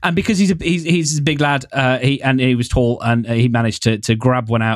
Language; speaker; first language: English; native; English